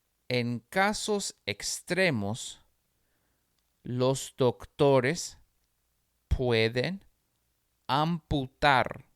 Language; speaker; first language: Spanish; non-native, fluent; English